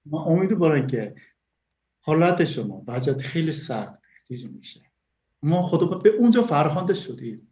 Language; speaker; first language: Persian; non-native, learner; Korean